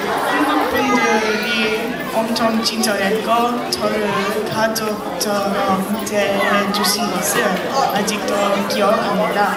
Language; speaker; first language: Korean; early bilingual, heritage; English